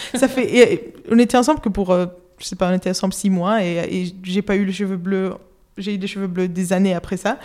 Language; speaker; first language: French; non-native, fluent; Spanish